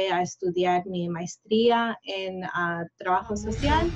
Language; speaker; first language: Spanish; early bilingual, heritage; Spanish